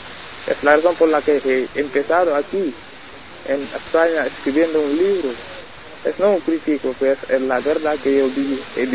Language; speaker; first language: Spanish; non-native, learner; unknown